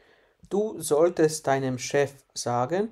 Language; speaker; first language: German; non-native, fluent; Bosnian